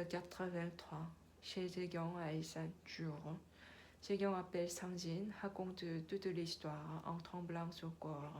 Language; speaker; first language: French; non-native, learner; Korean